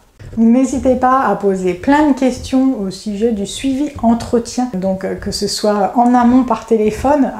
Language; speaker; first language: French; native; French